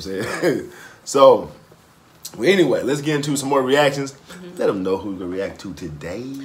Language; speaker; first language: English; native; English